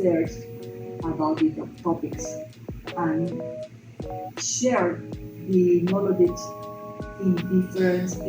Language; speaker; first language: English; non-native, learner; Spanish